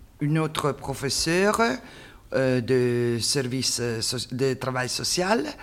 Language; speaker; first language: French; non-native, learner; Italian